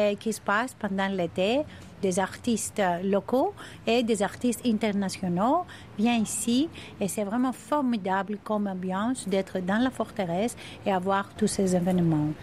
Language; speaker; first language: French; non-native, fluent; Greek